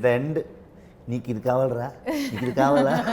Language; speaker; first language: Telugu; non-native, learner; Kannada